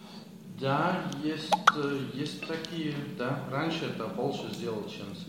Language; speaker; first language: Russian; non-native, learner; Dutch